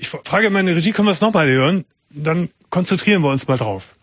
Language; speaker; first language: German; native; German